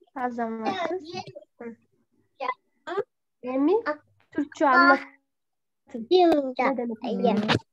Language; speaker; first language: Turkish; non-native, fluent; Kyrgyz